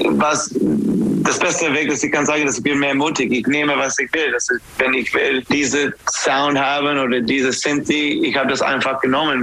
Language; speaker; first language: German; non-native, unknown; English